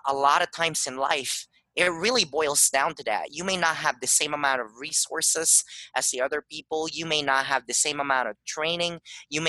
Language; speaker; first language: English; non-native, local second language; Filipino